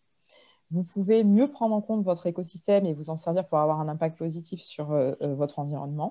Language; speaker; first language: French; native; French